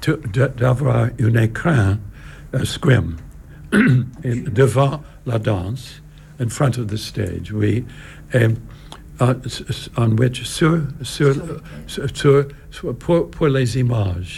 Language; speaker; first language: French; non-native, learner; English